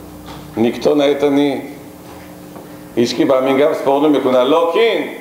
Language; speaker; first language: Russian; non-native, local second language; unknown